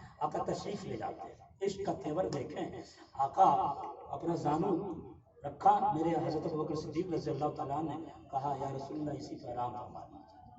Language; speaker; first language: Urdu; native; Urdu